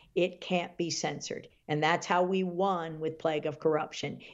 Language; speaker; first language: English; native; English